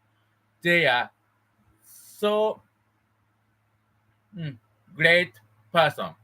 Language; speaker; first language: English; non-native, learner; Japanese